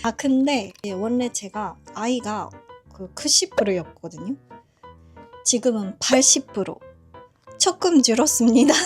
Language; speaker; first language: Korean; non-native, fluent; Japanese